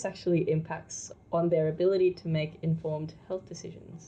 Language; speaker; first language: English; non-native, local second language; Filipino